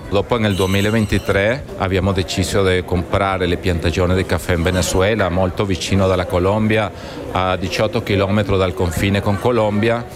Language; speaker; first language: Italian; non-native, fluent; Spanish